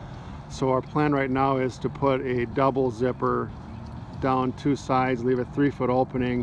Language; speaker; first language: English; native; English